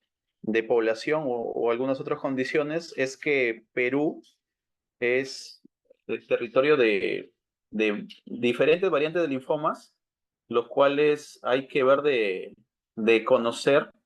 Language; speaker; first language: Spanish; native; Spanish